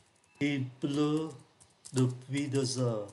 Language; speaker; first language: French; non-native, fluent; Vietnamese